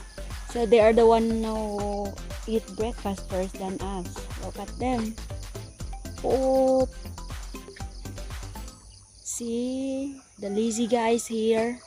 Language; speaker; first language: English; non-native, local second language; Filipino